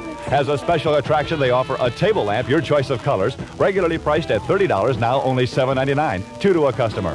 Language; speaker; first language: English; native; English